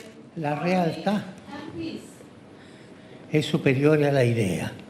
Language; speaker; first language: Italian; early bilingual, heritage; Spanish